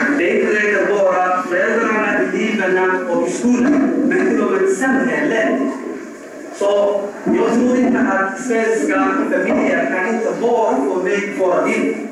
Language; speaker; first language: Swedish; non-native, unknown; Somali